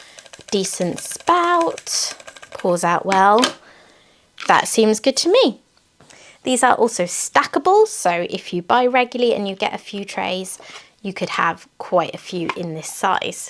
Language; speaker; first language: English; native; English